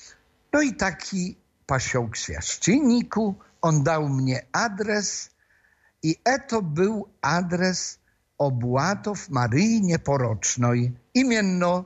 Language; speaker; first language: Russian; non-native, fluent; Polish